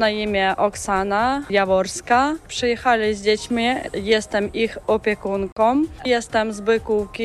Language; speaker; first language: Polish; non-native, learner; Ukrainian